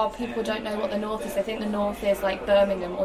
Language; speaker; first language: English; native; English